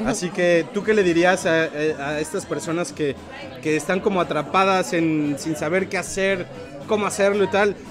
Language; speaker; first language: Spanish; native; Spanish